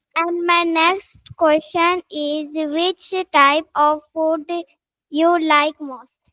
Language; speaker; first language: English; non-native, learner; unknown